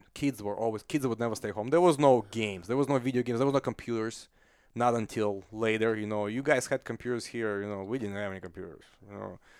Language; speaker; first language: English; non-native, fluent; Russian